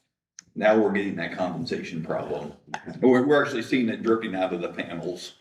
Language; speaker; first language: English; native; English